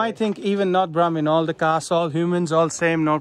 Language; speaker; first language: English; non-native, local second language; Hindi